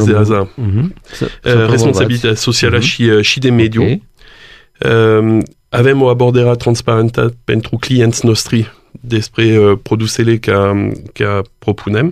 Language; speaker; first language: Romanian; non-native, learner; French